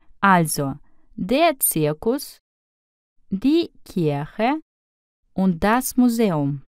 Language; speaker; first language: German; non-native, fluent; Russian